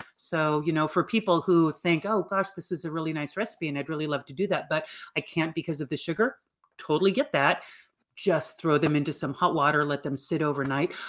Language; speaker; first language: English; native; English